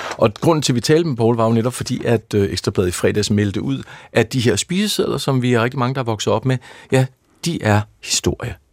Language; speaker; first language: Danish; native; Danish